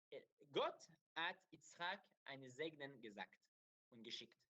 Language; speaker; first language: German; non-native, learner; Hebrew